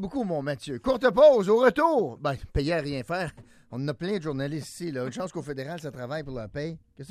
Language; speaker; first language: French; native; French